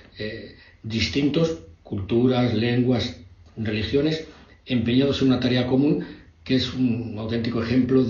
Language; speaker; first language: Spanish; native; Spanish